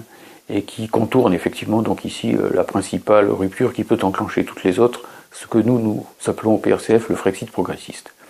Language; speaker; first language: French; native; French